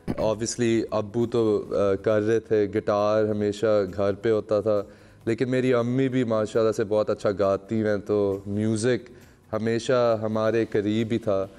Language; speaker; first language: Urdu; native; Urdu